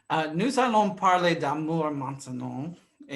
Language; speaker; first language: French; non-native, fluent; English